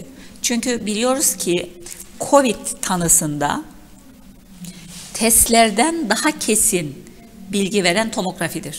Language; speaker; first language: Turkish; native; Turkish